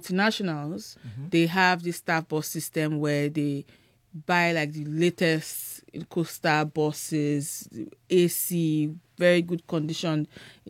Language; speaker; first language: English; non-native, local second language; Yoruba